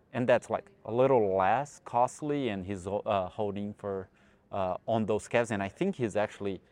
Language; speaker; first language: English; non-native, fluent; Portuguese